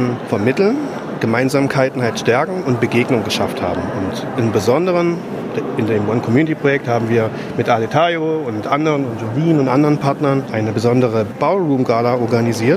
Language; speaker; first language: German; native; German